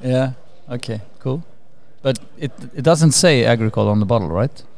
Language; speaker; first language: English; non-native, fluent; Swedish